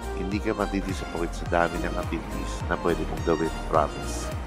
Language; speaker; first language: Filipino; native; Filipino